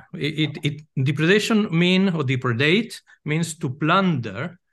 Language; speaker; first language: English; non-native, fluent; Italian